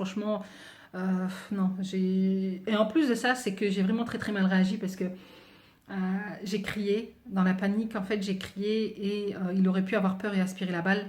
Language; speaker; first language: French; native; French